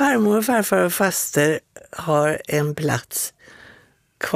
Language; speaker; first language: Swedish; native; Swedish